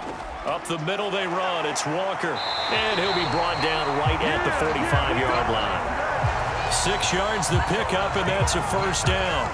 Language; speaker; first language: English; native; English